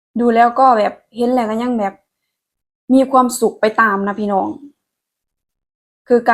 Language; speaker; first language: Thai; non-native, local second language; Lao